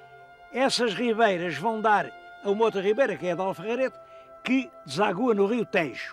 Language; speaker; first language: Portuguese; native; Portuguese